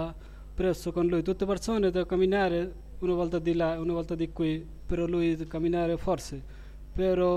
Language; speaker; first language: Italian; non-native, learner; Bangla